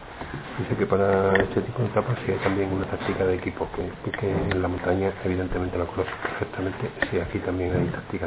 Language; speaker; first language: French; non-native, fluent; Spanish